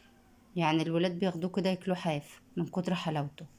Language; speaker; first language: Arabic; native; Arabic